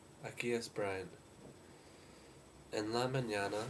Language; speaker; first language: Spanish; non-native, learner; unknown